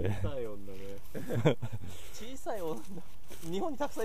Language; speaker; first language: Japanese; native; Japanese